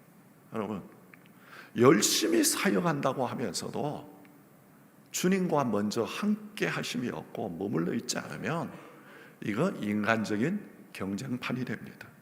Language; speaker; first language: Korean; native; Korean